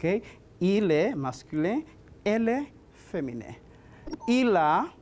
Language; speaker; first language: French; non-native, fluent; Spanish